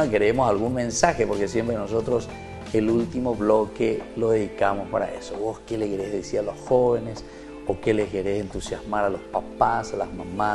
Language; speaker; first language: Spanish; native; Spanish